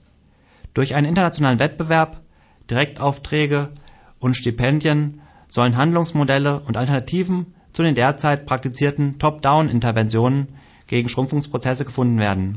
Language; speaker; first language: German; native; German